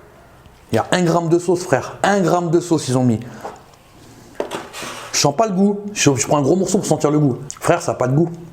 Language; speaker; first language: French; native; French